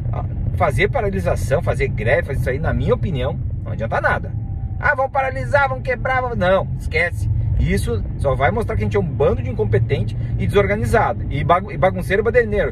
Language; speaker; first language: Portuguese; native; Portuguese